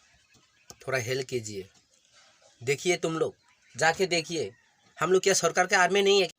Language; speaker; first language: Hindi; non-native, local second language; Kok Borok